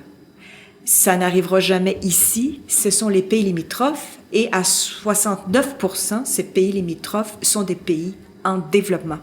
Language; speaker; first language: French; native; French